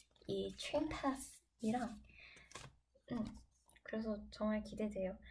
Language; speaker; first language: Korean; non-native, learner; English